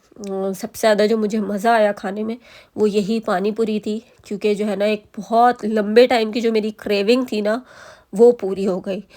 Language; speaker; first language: Urdu; native; Urdu